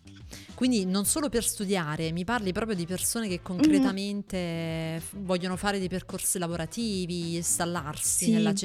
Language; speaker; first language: Italian; native; Italian